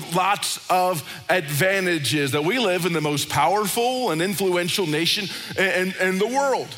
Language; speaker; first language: English; native; English